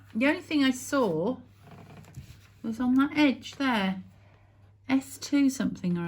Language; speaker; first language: English; native; English